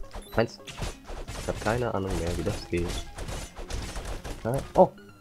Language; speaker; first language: German; native; German